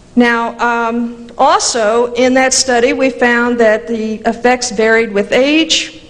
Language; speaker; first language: English; native; English